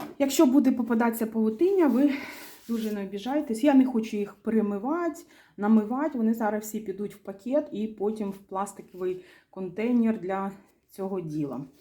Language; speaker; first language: Ukrainian; non-native, local second language; Russian